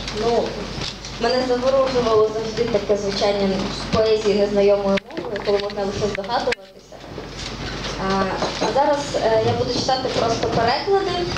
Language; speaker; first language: Ukrainian; native; Ukrainian